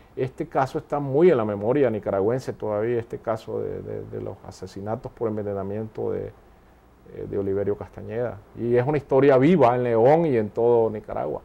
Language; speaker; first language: Spanish; native; Spanish